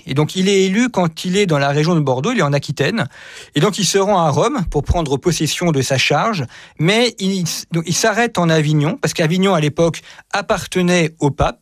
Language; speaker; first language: French; native; French